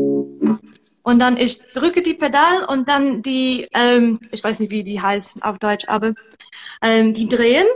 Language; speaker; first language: German; non-native, fluent; English